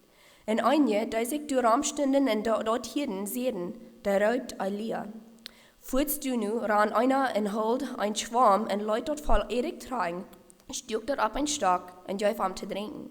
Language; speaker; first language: German; non-native, learner; Plautdietsch